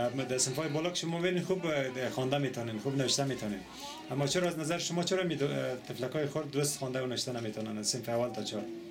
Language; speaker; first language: Persian; native; Persian